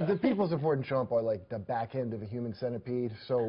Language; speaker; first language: English; native; English